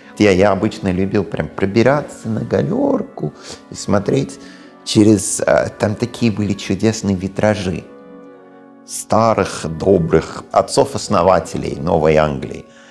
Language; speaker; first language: Russian; non-native, fluent; English